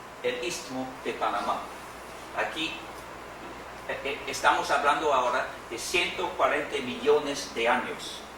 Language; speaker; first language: Spanish; non-native, fluent; English